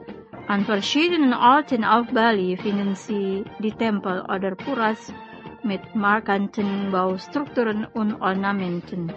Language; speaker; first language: German; non-native, fluent; Indonesian